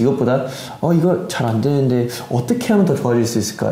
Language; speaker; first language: Korean; early bilingual, heritage; Korean